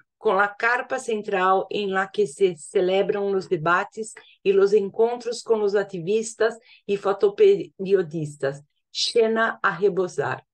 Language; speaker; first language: Spanish; non-native, learner; Portuguese